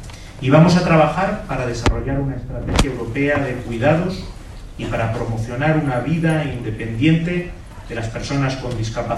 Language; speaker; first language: Spanish; native; Spanish